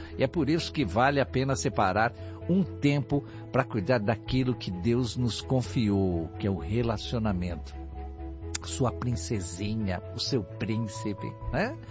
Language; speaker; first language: Portuguese; native; Portuguese